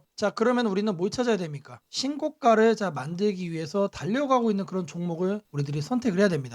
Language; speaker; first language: Korean; native; Korean